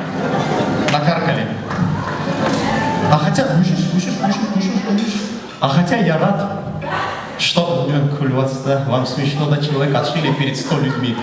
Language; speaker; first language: Russian; non-native, local second language; Kazakh